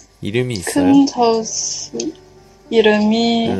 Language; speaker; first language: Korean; non-native, learner; Chinese